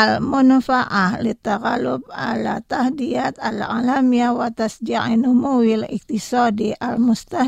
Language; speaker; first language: Arabic; non-native, fluent; Indonesian